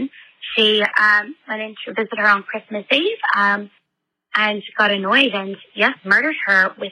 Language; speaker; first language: English; native; English